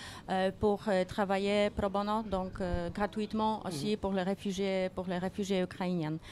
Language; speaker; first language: French; non-native, fluent; Polish